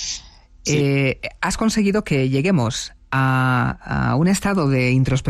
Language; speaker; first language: Spanish; native; Spanish